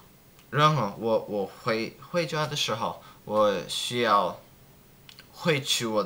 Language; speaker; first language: Chinese; non-native, learner; English